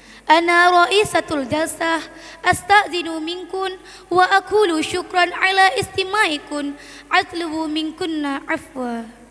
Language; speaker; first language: Arabic; non-native, learner; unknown